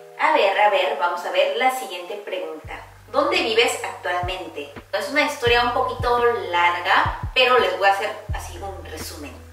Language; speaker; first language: Spanish; early bilingual, heritage; Korean